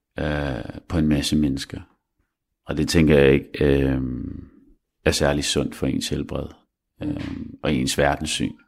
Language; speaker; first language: Danish; early bilingual, other home language; Arabic